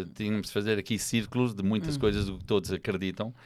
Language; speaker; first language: Portuguese; non-native, fluent; English